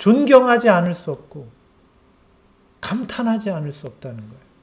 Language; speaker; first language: Korean; native; Korean